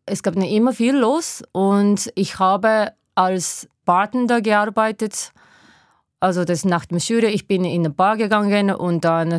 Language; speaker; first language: German; non-native, learner; Japanese